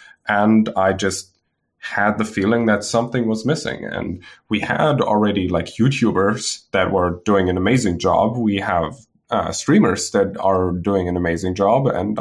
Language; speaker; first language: English; non-native, fluent; German